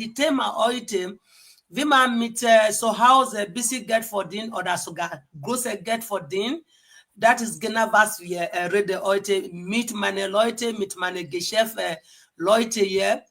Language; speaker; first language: German; non-native, fluent; Igbo